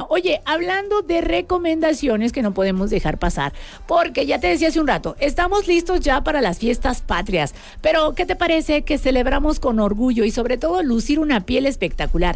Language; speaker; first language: Spanish; native; Spanish